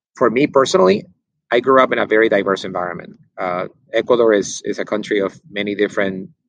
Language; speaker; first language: English; non-native, fluent; Spanish